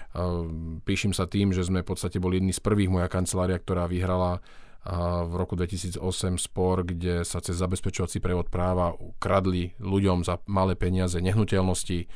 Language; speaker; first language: Slovak; native; Slovak